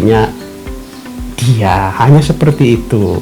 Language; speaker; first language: Indonesian; non-native, local second language; Javanese